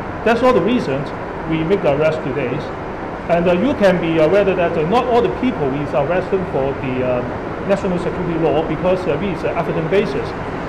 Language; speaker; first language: English; non-native, local second language; Cantonese